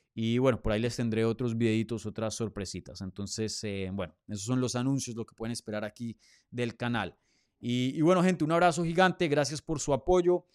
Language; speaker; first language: Spanish; native; Spanish